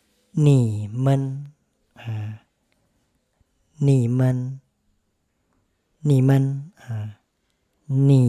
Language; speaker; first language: Chinese; non-native, fluent; Lao